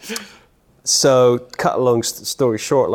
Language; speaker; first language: English; native; English